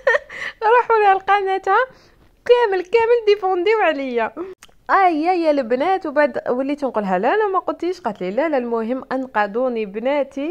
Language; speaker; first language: Arabic; native; Arabic